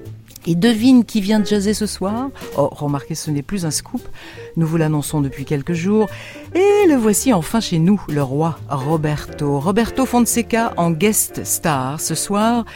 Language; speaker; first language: French; native; French